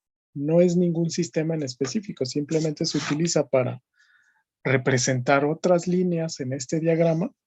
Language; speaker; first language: Spanish; native; Spanish